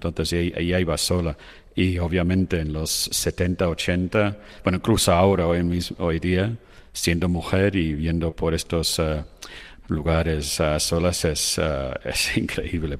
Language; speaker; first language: Spanish; non-native, fluent; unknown